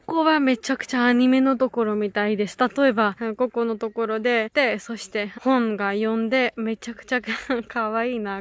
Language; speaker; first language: Japanese; non-native, learner; Georgian